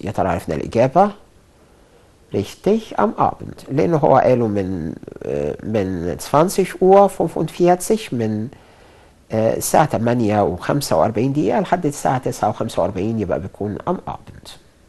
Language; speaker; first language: German; non-native, fluent; Arabic